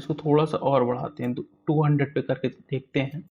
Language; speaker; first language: Hindi; native; Hindi